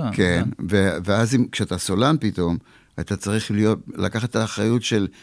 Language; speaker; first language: Hebrew; early bilingual, other home language; Polish